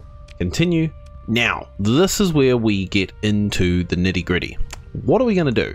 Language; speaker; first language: English; native; English